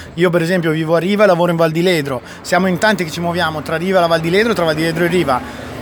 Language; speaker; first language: Italian; native; Italian